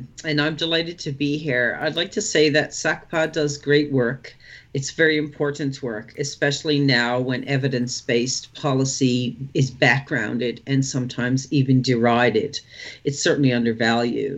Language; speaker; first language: English; native; English